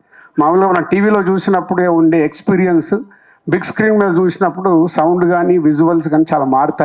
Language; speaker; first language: Telugu; native; Telugu